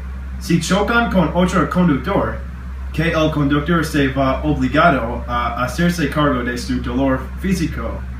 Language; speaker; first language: Spanish; non-native, learner; English